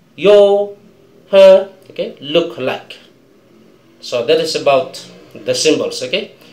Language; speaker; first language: English; non-native, fluent; Indonesian